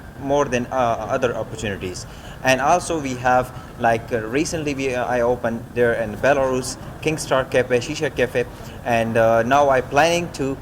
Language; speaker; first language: English; non-native, learner; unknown